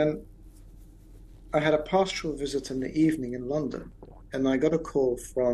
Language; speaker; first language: English; native; English